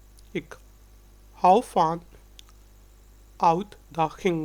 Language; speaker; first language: Dutch; non-native, fluent; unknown